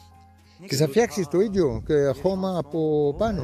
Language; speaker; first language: Greek; non-native, learner; French